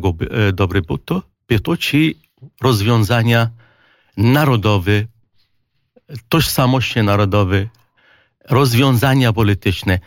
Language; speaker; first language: Polish; non-native, fluent; Arabic